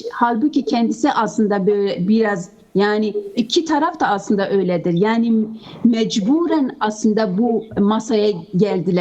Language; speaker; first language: Turkish; non-native, fluent; Kurdish